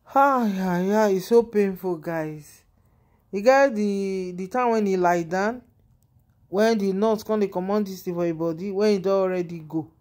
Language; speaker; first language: Nigerian Pidgin; non-native, local second language; Yoruba